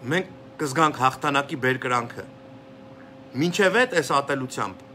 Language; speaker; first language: Armenian; native; Armenian